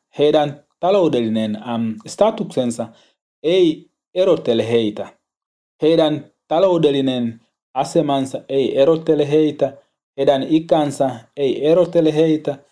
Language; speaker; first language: Finnish; non-native, learner; Swahili